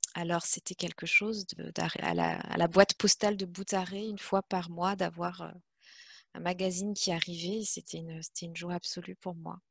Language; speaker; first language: French; non-native, local second language; Kinyarwanda